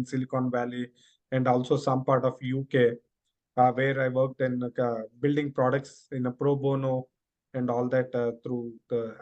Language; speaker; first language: English; non-native, local second language; Telugu